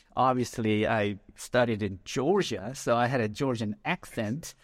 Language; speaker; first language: English; non-native, fluent; Korean